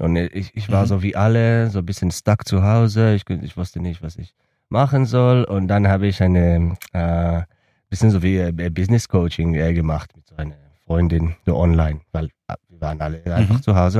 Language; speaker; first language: German; non-native, learner; Hebrew